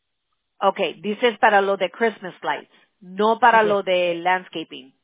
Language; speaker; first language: Spanish; early bilingual, heritage; Spanish